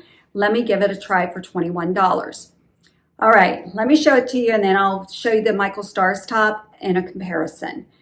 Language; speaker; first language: English; native; English